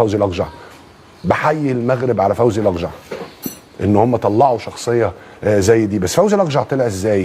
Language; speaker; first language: Arabic; native; Arabic